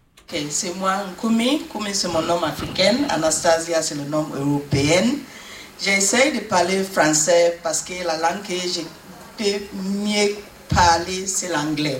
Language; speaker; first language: French; non-native, learner; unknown